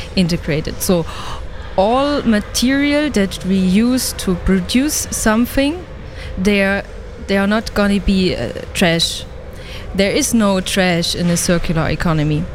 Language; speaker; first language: English; non-native, fluent; German